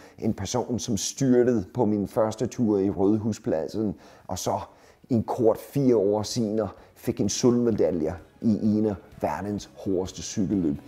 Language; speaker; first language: Danish; non-native, fluent; English